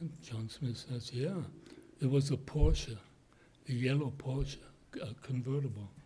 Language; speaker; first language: English; non-native, fluent; German